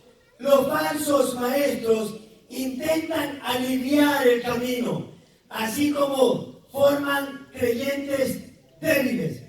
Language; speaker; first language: Spanish; native; Spanish